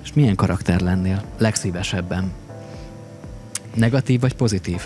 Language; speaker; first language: Hungarian; native; Hungarian